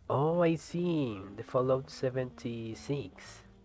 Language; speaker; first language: English; non-native, fluent; Spanish